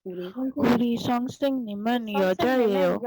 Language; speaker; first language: Korean; non-native, learner; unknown